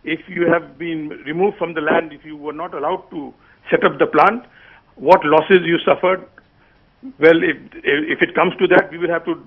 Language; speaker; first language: English; non-native, local second language; Bangla